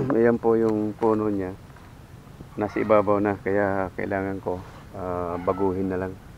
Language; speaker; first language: Filipino; non-native, local second language; Cebuano